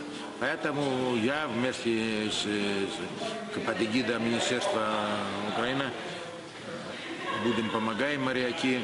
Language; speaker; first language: Russian; non-native, learner; Greek